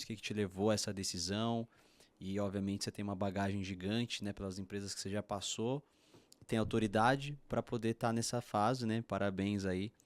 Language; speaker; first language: Portuguese; native; Portuguese